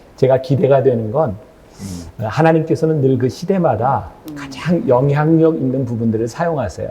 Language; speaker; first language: Korean; native; Korean